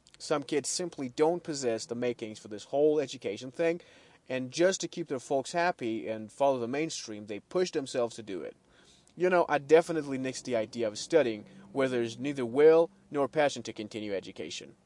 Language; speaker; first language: English; non-native, fluent; Persian